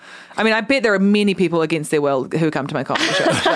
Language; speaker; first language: English; native; English